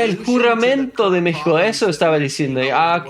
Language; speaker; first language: Spanish; non-native, fluent; English